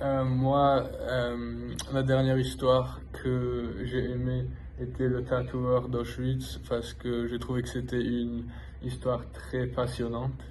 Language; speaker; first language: French; non-native, fluent; English